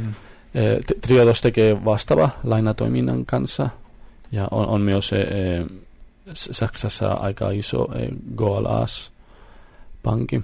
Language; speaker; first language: Finnish; non-native, fluent; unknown